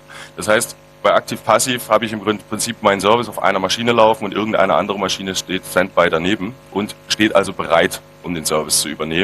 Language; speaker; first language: German; native; German